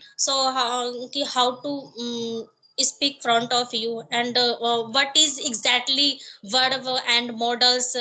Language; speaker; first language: English; non-native, learner; Hindi